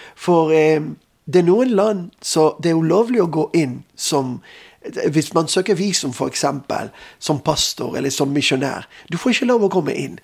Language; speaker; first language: Norwegian; non-native, fluent; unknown